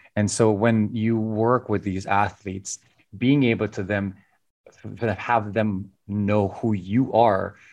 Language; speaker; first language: English; non-native, local second language; Filipino